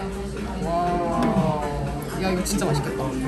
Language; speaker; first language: Chinese; non-native, fluent; Korean